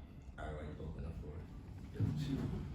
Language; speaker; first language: English; native; English